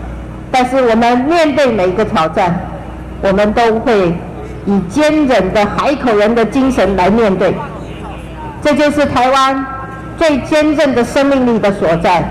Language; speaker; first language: Chinese; native; Chinese